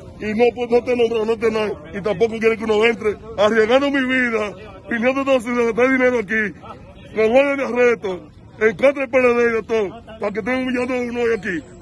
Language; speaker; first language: Spanish; native; Spanish